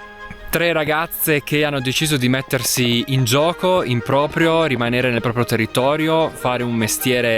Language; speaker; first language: Italian; native; Italian